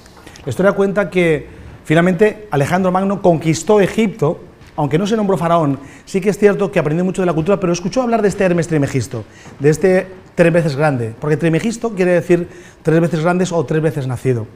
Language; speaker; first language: Spanish; native; Spanish